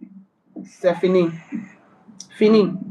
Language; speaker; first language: French; non-native, learner; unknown